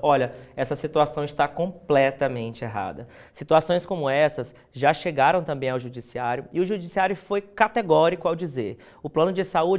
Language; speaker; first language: Portuguese; native; Portuguese